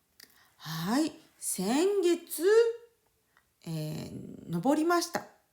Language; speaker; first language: Japanese; non-native, fluent; French